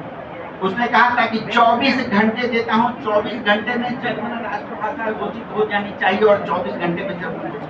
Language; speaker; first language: Hindi; native; Hindi